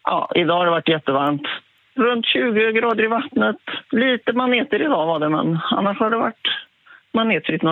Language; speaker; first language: Swedish; native; Swedish